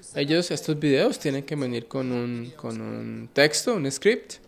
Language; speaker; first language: Spanish; non-native, fluent; Finnish